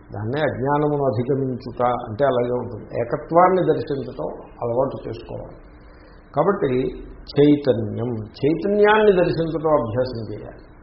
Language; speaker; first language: Telugu; native; Telugu